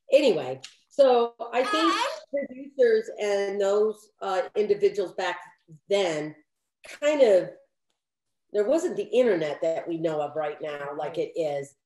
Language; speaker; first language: English; native; English